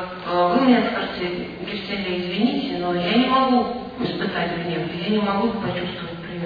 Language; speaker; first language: Russian; native; Russian